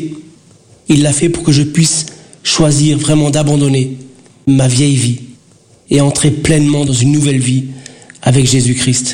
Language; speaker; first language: French; early bilingual, other home language; Portuguese